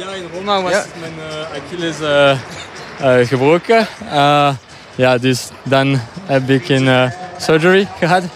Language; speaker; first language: Dutch; non-native, local second language; French